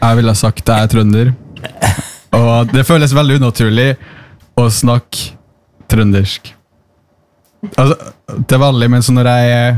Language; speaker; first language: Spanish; non-native, fluent; Norwegian